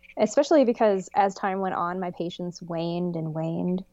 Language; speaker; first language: English; native; English